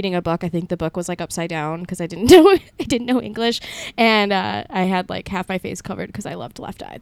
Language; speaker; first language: English; early bilingual, other home language; Spanish